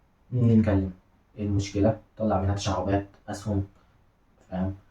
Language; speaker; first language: Arabic; native; Arabic